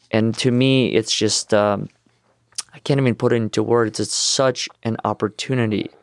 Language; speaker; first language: English; non-native, fluent; Russian